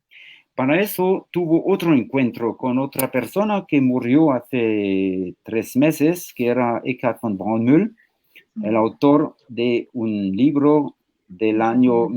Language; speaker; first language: Spanish; non-native, fluent; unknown